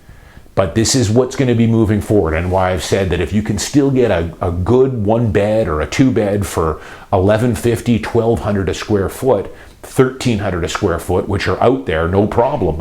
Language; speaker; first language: English; native; English